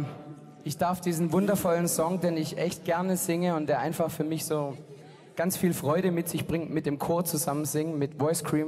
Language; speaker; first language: German; native; German